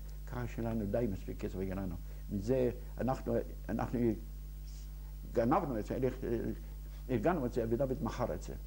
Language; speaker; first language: Hebrew; non-native, fluent; Yiddish